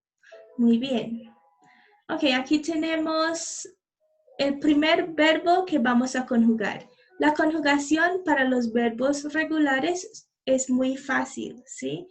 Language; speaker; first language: Spanish; non-native, learner; English